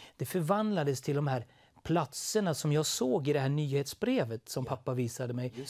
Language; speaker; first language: Swedish; native; Swedish